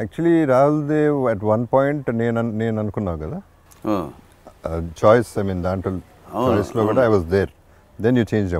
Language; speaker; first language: Telugu; native; Telugu